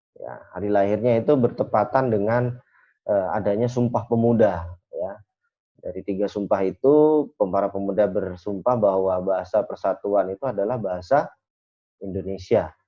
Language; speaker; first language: Indonesian; native; Indonesian